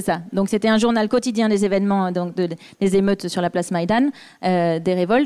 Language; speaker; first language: French; native; French